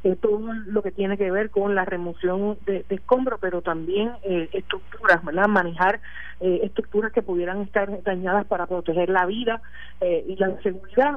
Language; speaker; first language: Spanish; native; Spanish